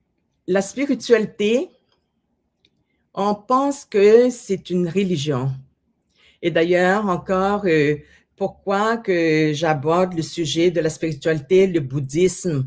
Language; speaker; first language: French; non-native, fluent; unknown